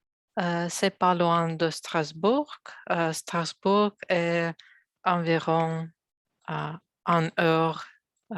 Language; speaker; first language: French; non-native, learner; Russian